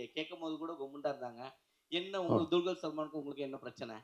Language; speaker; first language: Tamil; native; Tamil